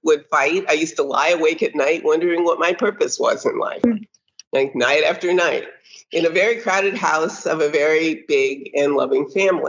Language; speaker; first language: English; native; English